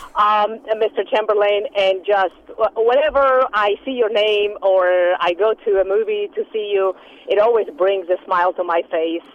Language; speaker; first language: English; non-native, fluent; Polish